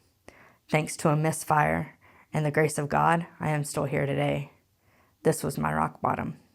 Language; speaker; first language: English; native; English